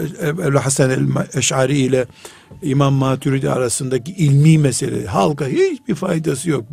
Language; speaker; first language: Turkish; native; Turkish